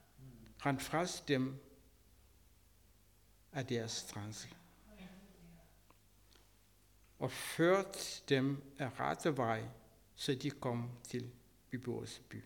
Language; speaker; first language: Danish; non-native, learner; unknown